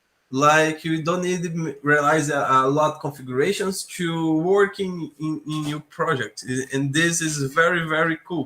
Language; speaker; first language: English; non-native, learner; Portuguese